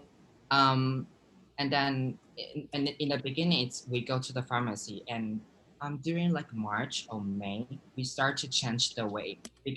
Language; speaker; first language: English; non-native, fluent; Chinese